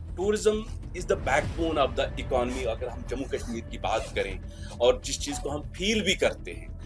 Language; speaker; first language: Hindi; non-native, local second language; Kashmiri